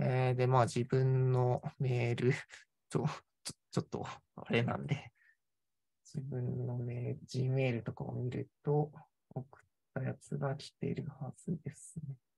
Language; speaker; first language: Japanese; native; Japanese